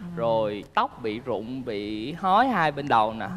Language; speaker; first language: Vietnamese; native; Vietnamese